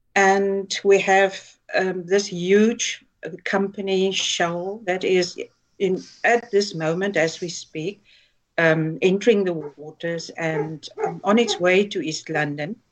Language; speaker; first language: English; non-native, local second language; Afrikaans